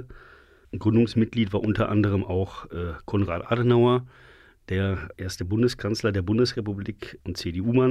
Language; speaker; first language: German; native; German